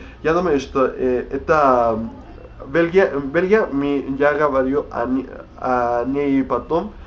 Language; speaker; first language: Russian; non-native, learner; Spanish